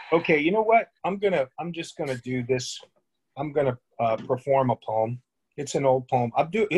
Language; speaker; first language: English; native; English